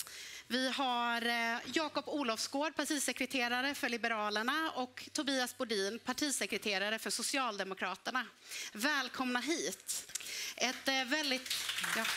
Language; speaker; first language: Swedish; native; Swedish